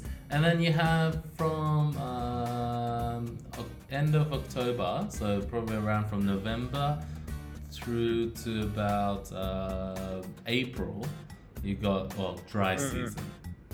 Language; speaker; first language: English; early bilingual, other home language; Japanese